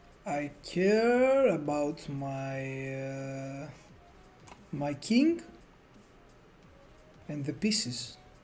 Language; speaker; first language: English; non-native, fluent; Greek